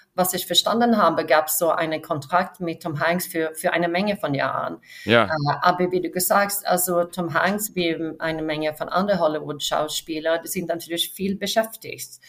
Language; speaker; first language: German; non-native, fluent; Swedish